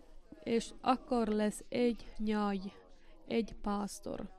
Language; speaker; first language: Hungarian; non-native, learner; Finnish